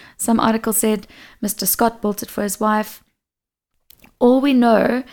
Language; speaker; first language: English; non-native, local second language; Portuguese